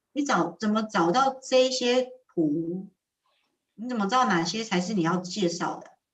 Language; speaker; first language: Chinese; native; Chinese